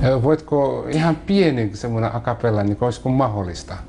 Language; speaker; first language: Finnish; non-native, fluent; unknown